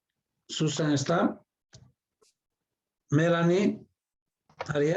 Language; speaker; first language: Spanish; native; Spanish